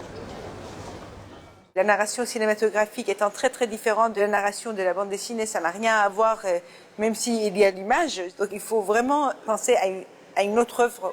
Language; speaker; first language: French; non-native, fluent; Persian